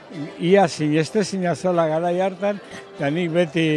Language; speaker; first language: Basque; native; Basque